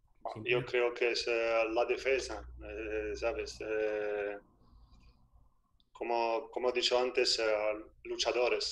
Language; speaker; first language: Spanish; non-native, fluent; Italian